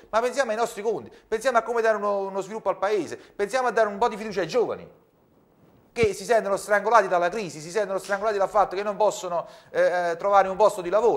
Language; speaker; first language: Italian; native; Italian